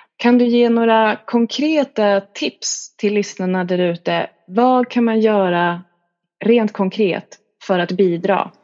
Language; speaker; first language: Swedish; native; Swedish